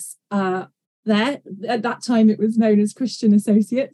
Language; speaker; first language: English; native; English